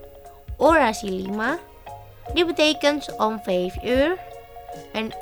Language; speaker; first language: Dutch; non-native, learner; Indonesian